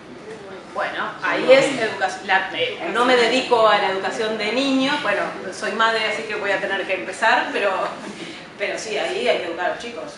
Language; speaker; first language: Spanish; native; Spanish